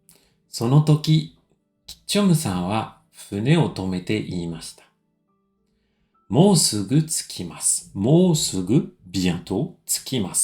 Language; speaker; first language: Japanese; non-native, fluent; French